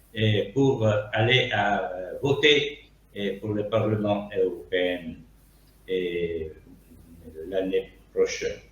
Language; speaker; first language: French; non-native, learner; Italian